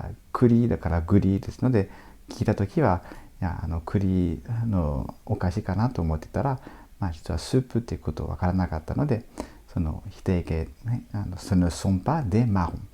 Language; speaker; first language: Japanese; non-native, fluent; French